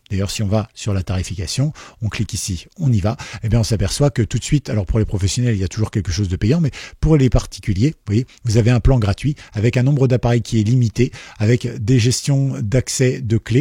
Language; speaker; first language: French; native; French